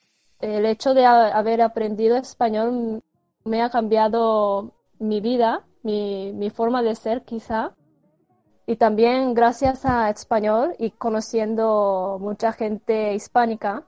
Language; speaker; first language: Spanish; non-native, fluent; Japanese